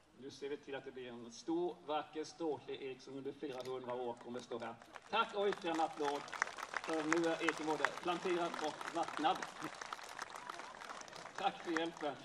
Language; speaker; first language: Swedish; native; Swedish